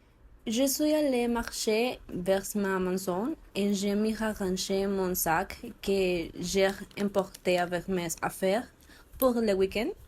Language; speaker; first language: French; non-native, learner; Spanish